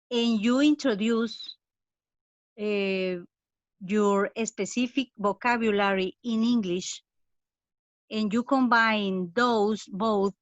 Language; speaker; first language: English; non-native, fluent; Spanish